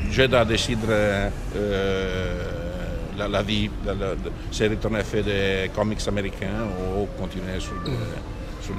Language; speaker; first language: French; non-native, fluent; Italian